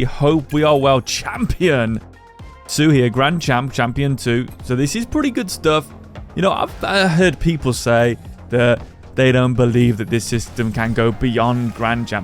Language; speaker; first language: English; native; English